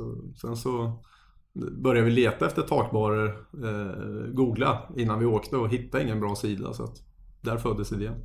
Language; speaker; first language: Swedish; native; Swedish